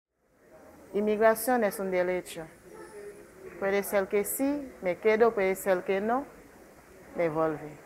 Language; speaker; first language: Spanish; non-native, learner; Haitian Creole